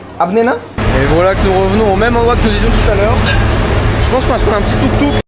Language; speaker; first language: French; native; French